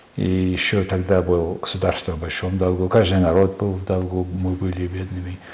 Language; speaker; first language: Russian; non-native, fluent; Mongolian